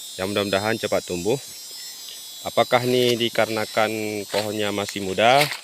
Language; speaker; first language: Indonesian; non-native, local second language; Achinese